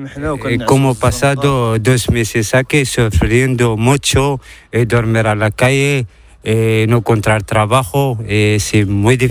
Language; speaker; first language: Spanish; non-native, learner; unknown